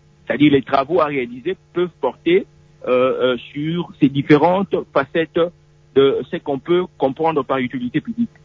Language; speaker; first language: French; non-native, local second language; Lingala